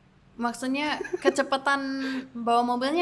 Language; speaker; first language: Indonesian; early bilingual, heritage; English